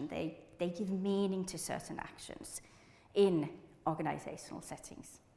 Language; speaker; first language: English; non-native, fluent; Finnish